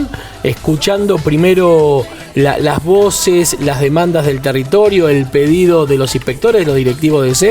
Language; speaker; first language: Spanish; native; Spanish